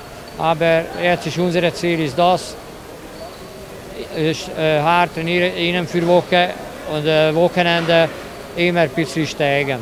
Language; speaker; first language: German; non-native, learner; Hungarian